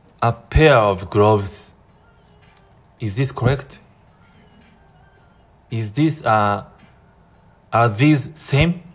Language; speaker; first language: English; non-native, fluent; Japanese